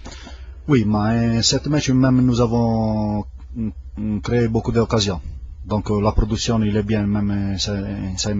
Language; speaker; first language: French; non-native, fluent; Italian